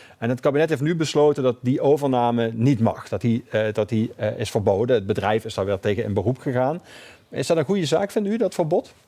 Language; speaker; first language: Dutch; native; Dutch